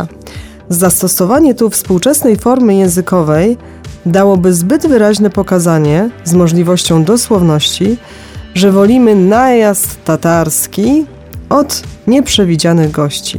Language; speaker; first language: Polish; native; Polish